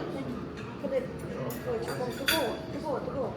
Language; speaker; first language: Korean; non-native, learner; Russian